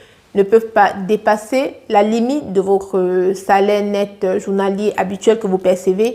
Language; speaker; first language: French; native; French